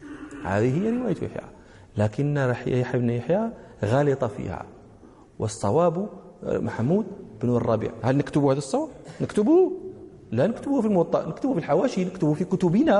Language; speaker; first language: Arabic; native; Arabic